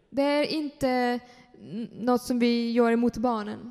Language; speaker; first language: Swedish; non-native, fluent; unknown